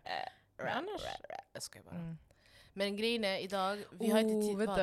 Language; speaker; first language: Swedish; non-native, local second language; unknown